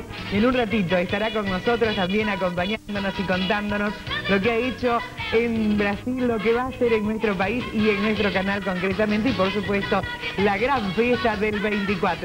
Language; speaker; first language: Spanish; native; Spanish